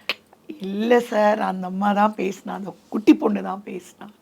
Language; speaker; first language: Tamil; non-native, local second language; Telugu